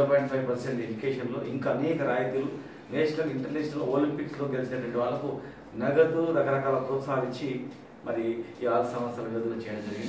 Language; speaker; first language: Telugu; native; Telugu